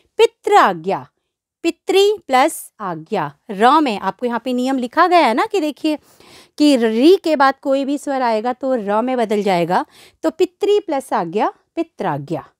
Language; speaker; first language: Hindi; native; Hindi